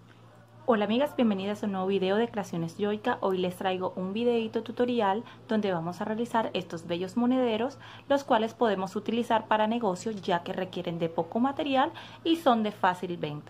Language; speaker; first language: Spanish; native; Spanish